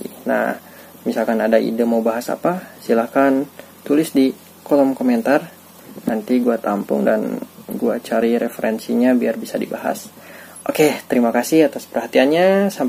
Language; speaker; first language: Indonesian; native; Indonesian